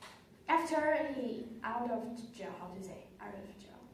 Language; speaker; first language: English; non-native, learner; Chinese